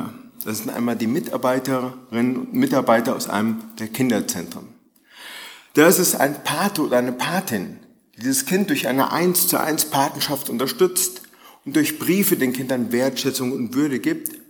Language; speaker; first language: German; native; German